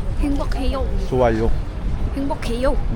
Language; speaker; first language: Korean; non-native, learner; Vietnamese